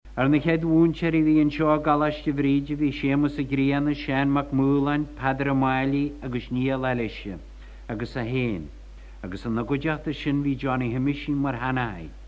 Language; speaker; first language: Irish; native; Irish